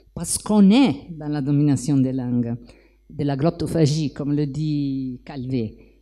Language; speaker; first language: French; non-native, fluent; Italian